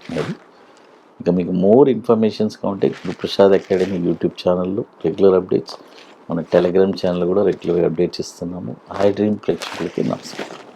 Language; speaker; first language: Telugu; native; Telugu